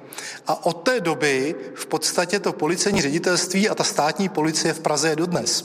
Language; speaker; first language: Czech; native; Czech